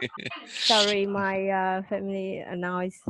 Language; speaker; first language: English; non-native, learner; Vietnamese